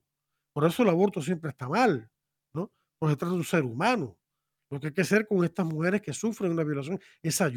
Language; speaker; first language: Spanish; native; Spanish